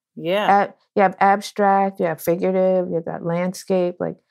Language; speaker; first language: English; native; English